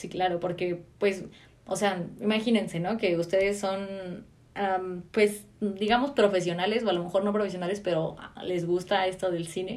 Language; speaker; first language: Spanish; native; Spanish